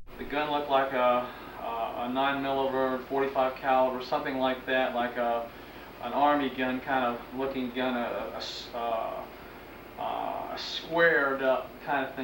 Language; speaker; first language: English; native; English